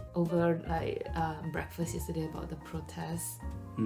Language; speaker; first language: English; non-native, local second language; Chinese